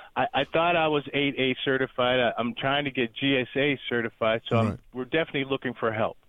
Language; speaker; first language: English; native; English